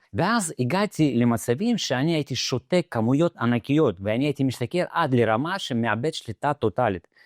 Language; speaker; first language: Hebrew; non-native, fluent; Russian